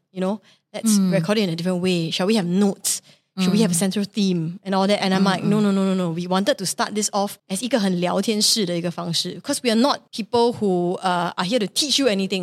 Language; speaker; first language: English; non-native, local second language; Chinese